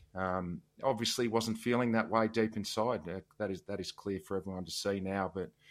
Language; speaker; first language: English; native; English